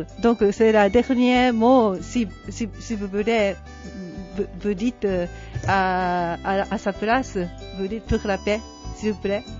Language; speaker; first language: French; non-native, fluent; Japanese